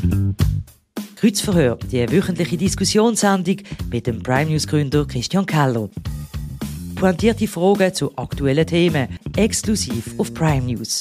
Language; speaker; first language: German; native; German